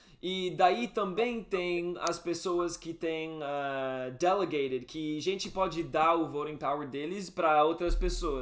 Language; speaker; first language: Portuguese; non-native, fluent; English